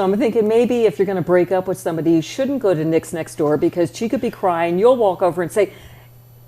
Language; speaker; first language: English; native; English